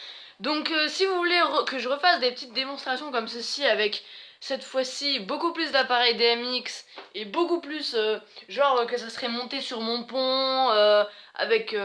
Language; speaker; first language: French; native; French